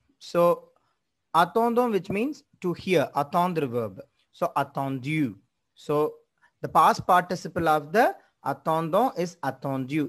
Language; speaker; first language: English; non-native, local second language; Tamil